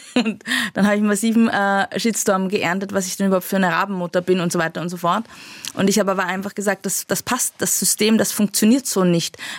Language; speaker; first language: German; native; German